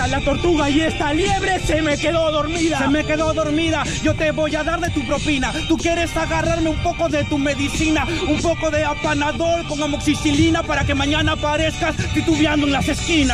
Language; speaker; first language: Spanish; native; Spanish